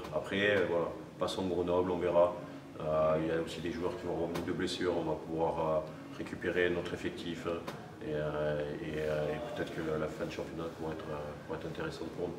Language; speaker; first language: French; native; French